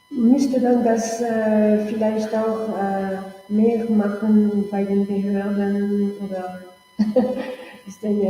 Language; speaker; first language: German; non-native, local second language; French